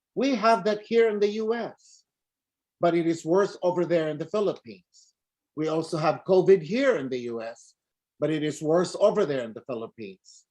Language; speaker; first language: English; non-native, local second language; Filipino